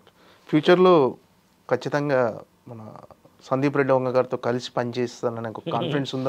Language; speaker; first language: Telugu; native; Telugu